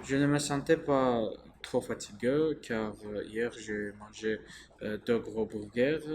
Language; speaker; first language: French; non-native, learner; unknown